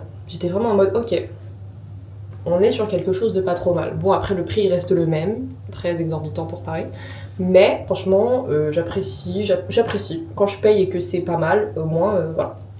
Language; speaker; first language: French; native; French